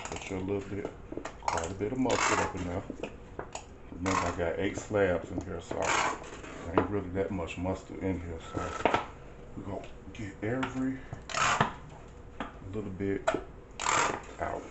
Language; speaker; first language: English; native; English